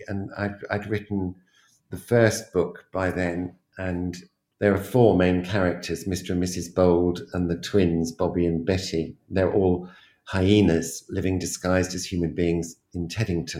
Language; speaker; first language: English; native; English